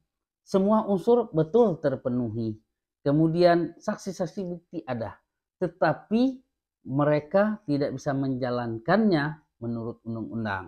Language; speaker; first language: Indonesian; native; Indonesian